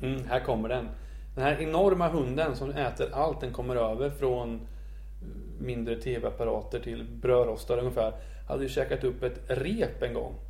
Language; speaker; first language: Swedish; native; Swedish